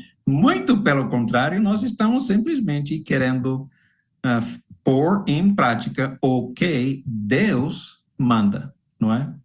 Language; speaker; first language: Portuguese; non-native, fluent; English